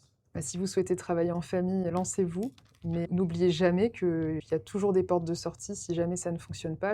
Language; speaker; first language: French; native; French